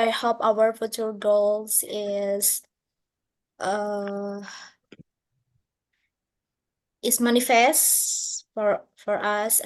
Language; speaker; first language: English; non-native, learner; Indonesian